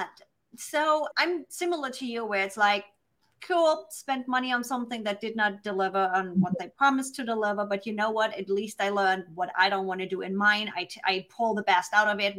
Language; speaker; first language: English; non-native, fluent; German